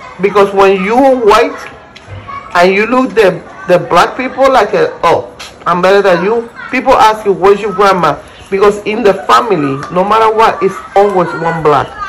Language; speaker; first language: English; non-native, learner; Spanish